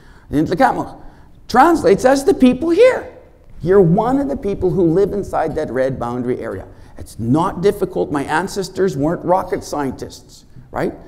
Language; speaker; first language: English; native; English